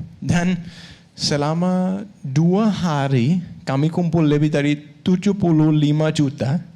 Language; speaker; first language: Indonesian; non-native, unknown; Danish